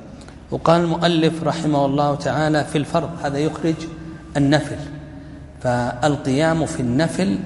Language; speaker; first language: Arabic; native; Arabic